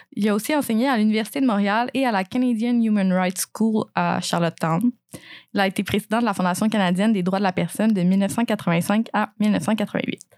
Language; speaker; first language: French; native; French